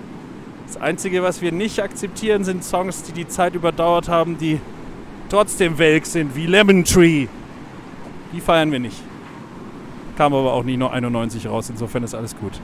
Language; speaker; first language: German; native; German